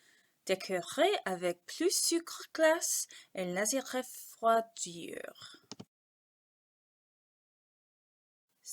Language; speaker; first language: French; non-native, learner; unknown